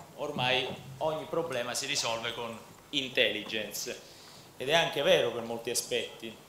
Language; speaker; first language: Italian; native; Italian